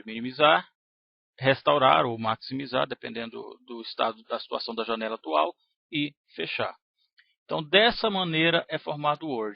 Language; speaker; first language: Portuguese; native; Portuguese